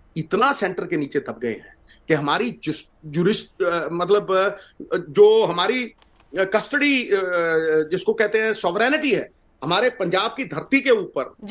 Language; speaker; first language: Hindi; non-native, local second language; Punjabi